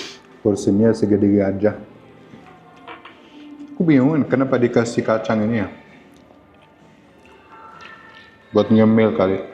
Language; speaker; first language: Indonesian; non-native, fluent; Arabic